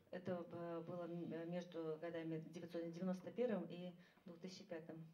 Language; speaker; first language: Russian; native; Russian